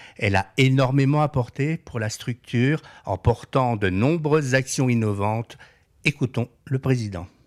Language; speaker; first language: French; native; French